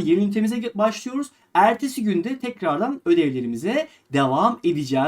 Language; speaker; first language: Turkish; native; Turkish